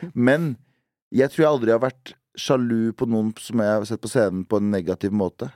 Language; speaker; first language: Norwegian; early bilingual, other home language; Central Kurdish